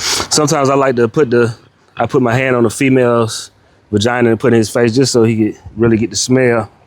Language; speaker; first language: English; native; English